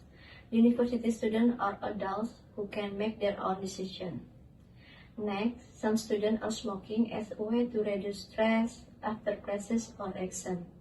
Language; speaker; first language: English; non-native, learner; Indonesian